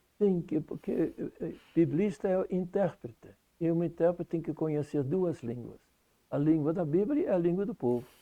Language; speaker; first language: Portuguese; non-native, fluent; Dutch